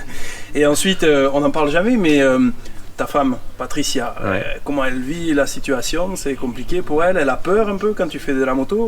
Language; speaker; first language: French; native; French